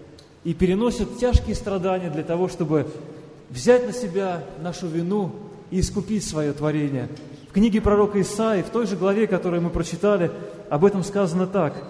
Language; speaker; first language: Russian; native; Russian